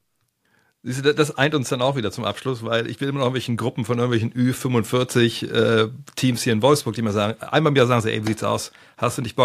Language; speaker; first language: German; native; German